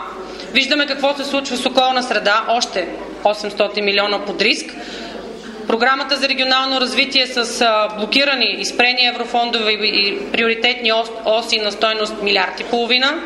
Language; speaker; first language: Bulgarian; native; Bulgarian